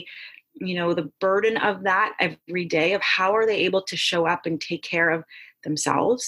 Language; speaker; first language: English; native; English